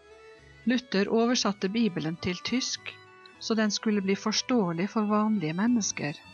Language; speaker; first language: Norwegian; non-native, fluent; Polish